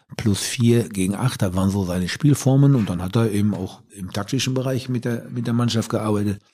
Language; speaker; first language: German; native; German